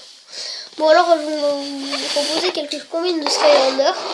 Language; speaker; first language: French; native; French